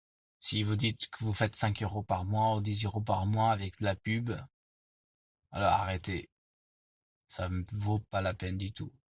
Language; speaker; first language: French; non-native, fluent; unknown